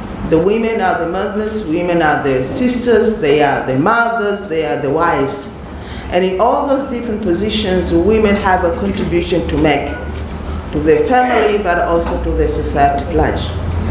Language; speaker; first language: English; non-native, local second language; Swahili